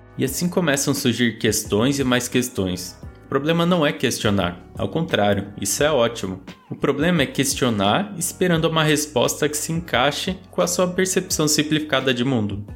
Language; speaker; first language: Portuguese; native; Portuguese